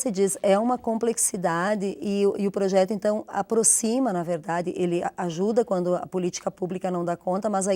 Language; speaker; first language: Portuguese; native; Portuguese